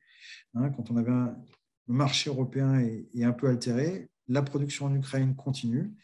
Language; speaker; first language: French; native; French